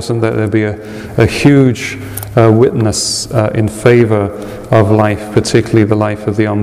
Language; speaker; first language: English; native; English